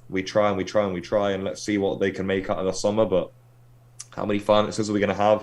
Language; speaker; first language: English; native; English